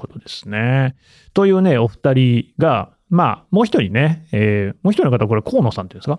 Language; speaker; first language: Japanese; native; Japanese